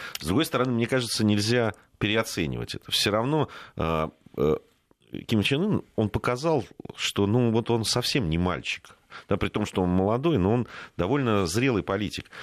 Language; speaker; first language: Russian; native; Russian